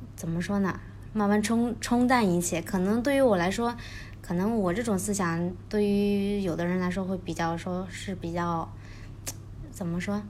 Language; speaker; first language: Chinese; native; Chinese